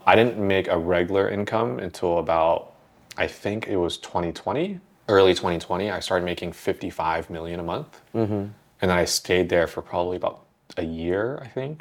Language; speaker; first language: English; early bilingual, other home language; Vietnamese